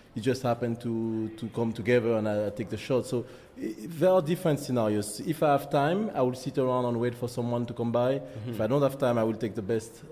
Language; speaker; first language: English; non-native, fluent; French